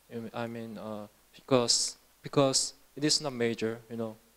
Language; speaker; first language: English; non-native, learner; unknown